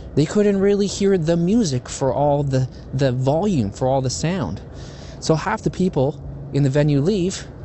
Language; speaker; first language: English; native; English